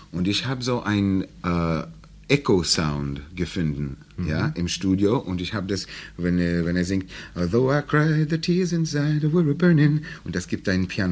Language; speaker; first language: German; non-native, learner; English